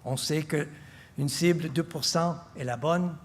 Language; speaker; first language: French; non-native, fluent; English